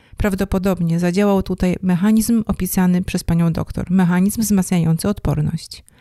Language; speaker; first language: Polish; native; Polish